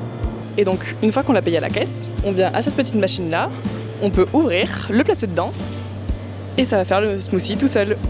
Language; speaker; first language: French; native; French